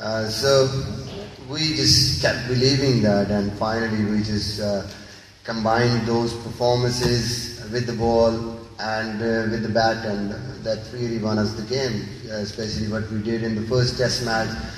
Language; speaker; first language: English; non-native, local second language; Urdu